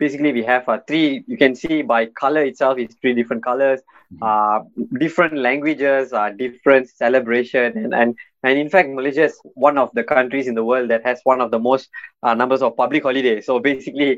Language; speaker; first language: English; non-native, local second language; Tamil